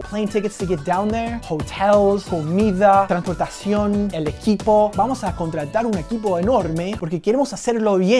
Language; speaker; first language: Spanish; non-native, fluent; English